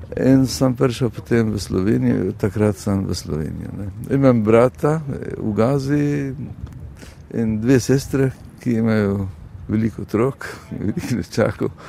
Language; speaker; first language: Slovenian; non-native, fluent; Arabic